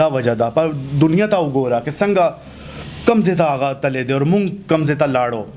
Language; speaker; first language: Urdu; non-native, local second language; Punjabi